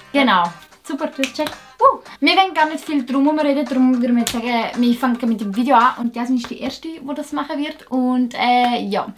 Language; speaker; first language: German; native; German